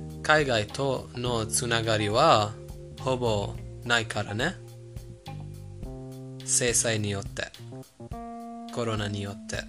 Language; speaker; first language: Japanese; non-native, fluent; Persian